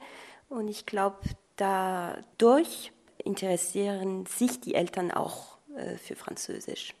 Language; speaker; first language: German; non-native, fluent; French